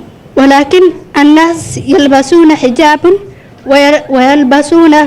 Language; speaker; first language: Arabic; non-native, learner; Somali